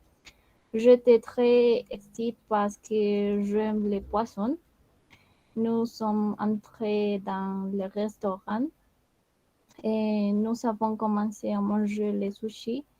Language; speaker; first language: French; non-native, learner; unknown